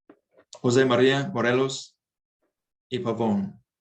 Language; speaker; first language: Spanish; non-native, learner; English